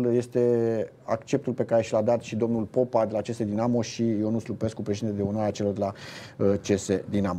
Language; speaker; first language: Romanian; native; Romanian